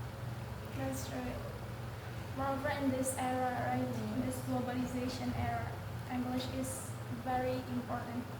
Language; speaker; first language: English; non-native, learner; Indonesian